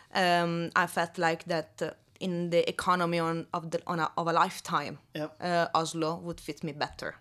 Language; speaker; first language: English; non-native, fluent; Italian